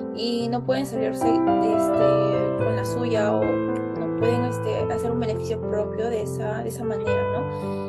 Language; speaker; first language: Spanish; native; Spanish